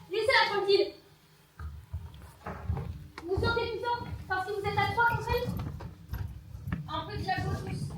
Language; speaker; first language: French; native; French